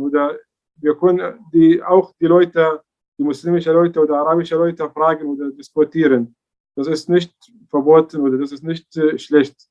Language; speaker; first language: German; non-native, learner; Arabic